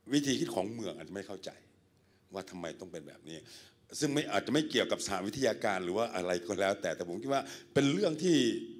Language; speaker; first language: Thai; native; Thai